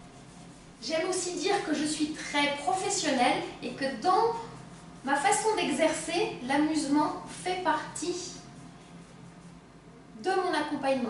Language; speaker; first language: French; native; French